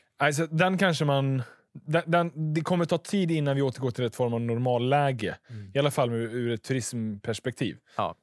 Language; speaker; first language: Swedish; native; Swedish